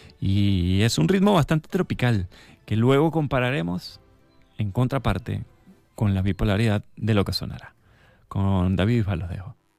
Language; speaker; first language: Spanish; native; Spanish